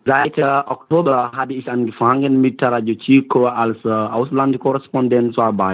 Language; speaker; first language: German; non-native, learner; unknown